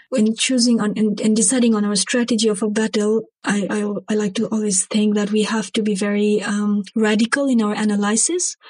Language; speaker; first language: English; non-native, local second language; Bangla